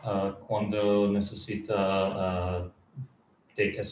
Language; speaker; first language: Spanish; non-native, learner; English